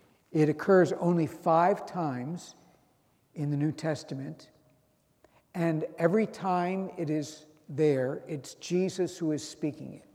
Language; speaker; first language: English; native; English